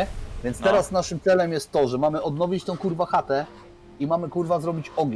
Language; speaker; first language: Polish; native; Polish